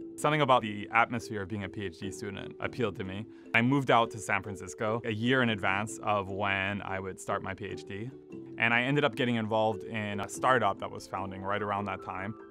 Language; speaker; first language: English; native; English